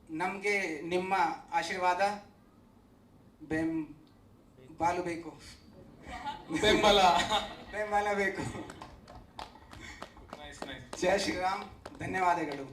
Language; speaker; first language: Kannada; non-native, learner; Hindi